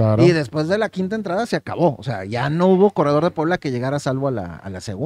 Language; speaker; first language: Spanish; native; Spanish